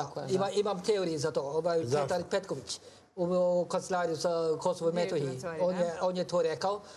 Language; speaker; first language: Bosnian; non-native, fluent; Norwegian